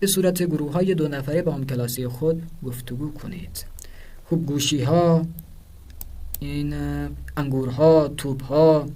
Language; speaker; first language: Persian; non-native, fluent; Urdu